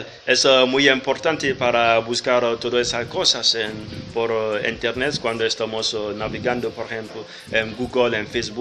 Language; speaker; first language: Spanish; non-native, learner; French